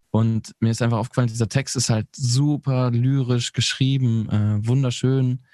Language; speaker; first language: German; native; German